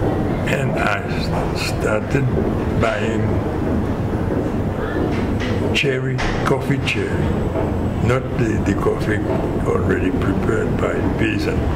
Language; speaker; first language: English; non-native, fluent; Haitian Creole